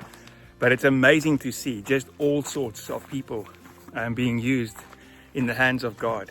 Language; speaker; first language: English; non-native, local second language; Afrikaans